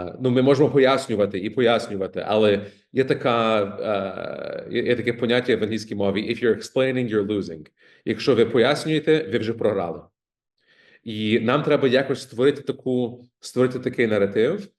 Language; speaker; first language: Ukrainian; early bilingual, heritage; Ukrainian